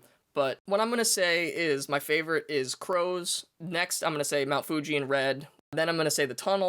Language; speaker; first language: English; native; English